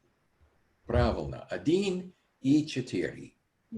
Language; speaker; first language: Russian; non-native, learner; English